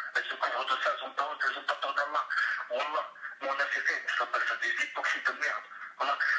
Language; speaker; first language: French; early bilingual, other home language; Kabyle